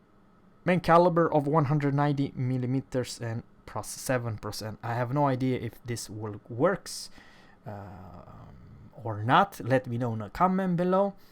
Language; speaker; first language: English; non-native, fluent; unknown